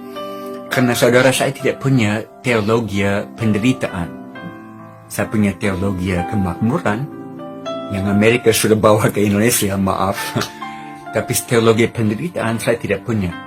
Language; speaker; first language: Indonesian; non-native, fluent; English